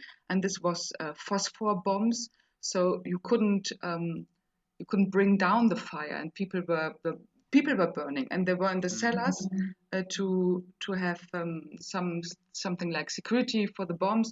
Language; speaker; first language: English; non-native, fluent; German